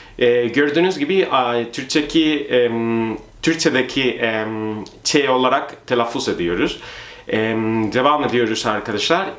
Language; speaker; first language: Turkish; non-native, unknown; Spanish